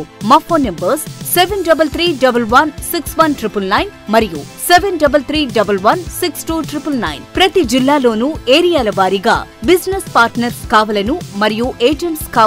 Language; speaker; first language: Telugu; native; Telugu